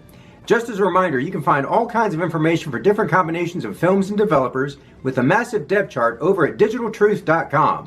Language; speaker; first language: English; native; English